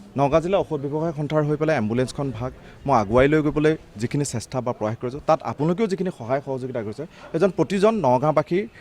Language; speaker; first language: Assamese; native; Assamese